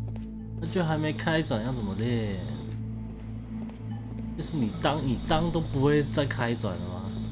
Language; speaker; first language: Chinese; native; Chinese